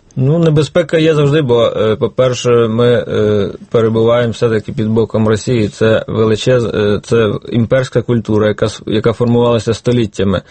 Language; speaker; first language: Ukrainian; native; Ukrainian